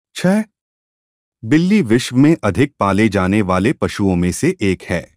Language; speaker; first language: Hindi; native; Hindi